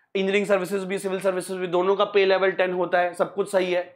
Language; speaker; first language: Hindi; native; Hindi